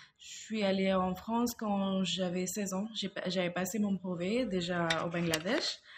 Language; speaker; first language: French; non-native, fluent; Bangla